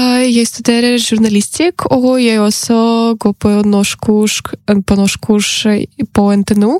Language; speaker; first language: Norwegian; non-native, learner; Ukrainian